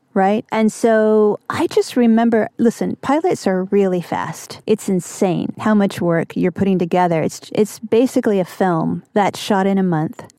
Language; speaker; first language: English; native; English